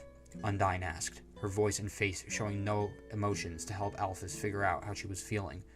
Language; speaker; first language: English; native; English